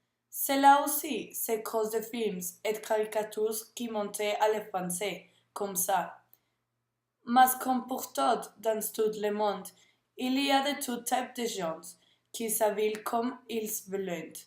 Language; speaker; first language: French; non-native, learner; Spanish